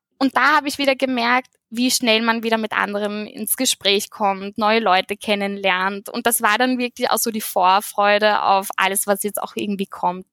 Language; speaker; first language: German; early bilingual, heritage; German